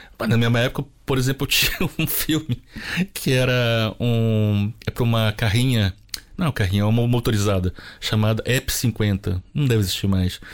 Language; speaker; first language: Portuguese; native; Portuguese